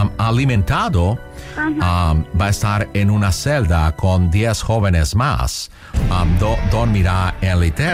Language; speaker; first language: Spanish; non-native, local second language; English